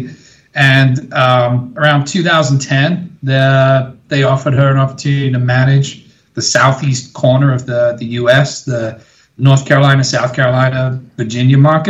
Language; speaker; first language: English; native; English